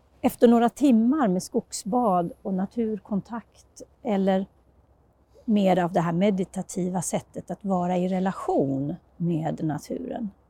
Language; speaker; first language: Swedish; native; Swedish